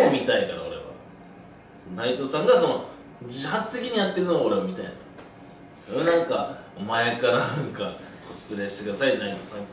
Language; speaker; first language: Japanese; native; Japanese